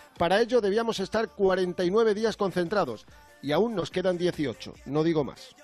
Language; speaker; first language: Spanish; native; Spanish